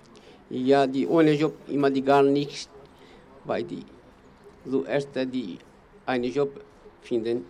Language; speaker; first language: German; non-native, learner; Kurdish